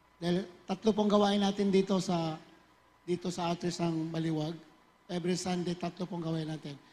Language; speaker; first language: Filipino; native; Filipino